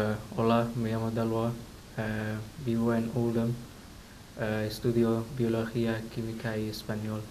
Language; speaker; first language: Spanish; non-native, learner; English